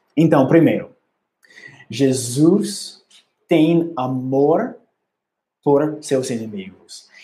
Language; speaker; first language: Portuguese; non-native, learner; English